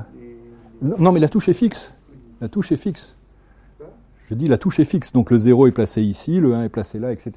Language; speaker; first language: French; native; French